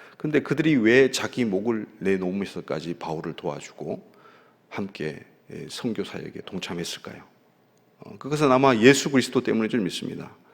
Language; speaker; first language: Korean; native; Korean